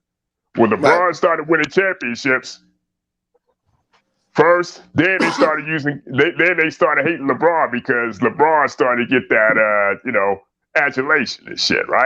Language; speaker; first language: English; native; English